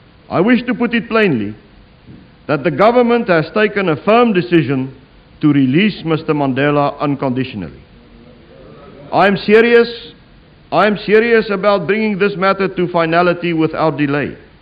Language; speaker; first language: English; non-native, local second language; Afrikaans